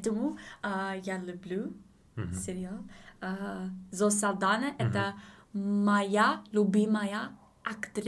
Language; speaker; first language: Russian; non-native, learner; English